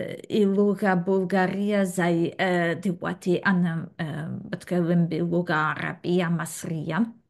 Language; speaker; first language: Arabic; non-native, learner; Serbian